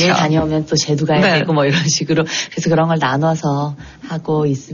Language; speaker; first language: Korean; native; Korean